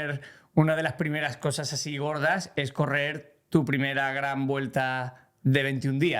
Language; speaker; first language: Spanish; native; Spanish